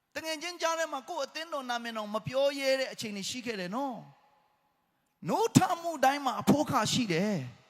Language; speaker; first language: Burmese; non-native, local second language; Hakha Chin